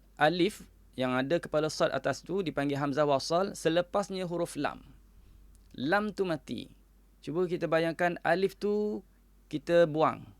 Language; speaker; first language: Malay; native; Malay